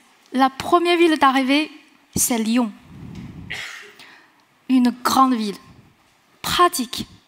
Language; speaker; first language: French; non-native, fluent; Chinese